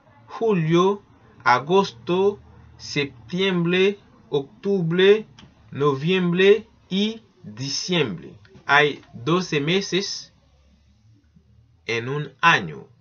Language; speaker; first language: Spanish; non-native, learner; Haitian Creole